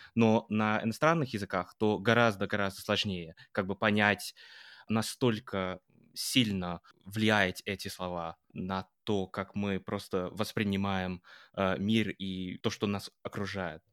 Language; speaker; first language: Russian; non-native, fluent; English